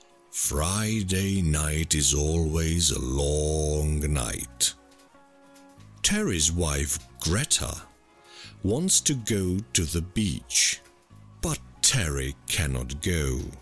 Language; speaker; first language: English; non-native, fluent; Czech